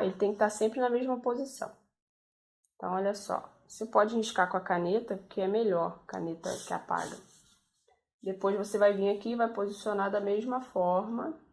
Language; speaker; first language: Portuguese; native; Portuguese